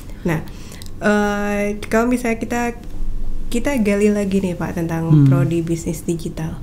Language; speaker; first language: Indonesian; native; Indonesian